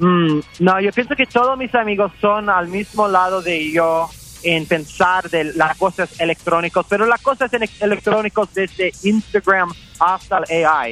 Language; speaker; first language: Spanish; early bilingual, heritage; English